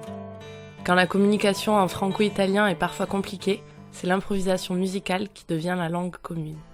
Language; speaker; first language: French; native; French